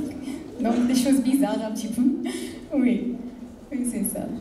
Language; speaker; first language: French; non-native, fluent; Arabic